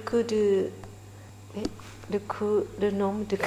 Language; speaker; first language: French; non-native, learner; Japanese